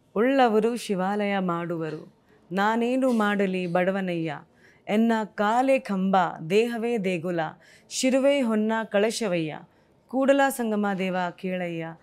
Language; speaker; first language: Kannada; non-native, fluent; Hindi